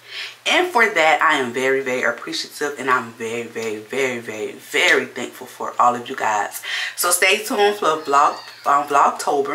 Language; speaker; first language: English; native; English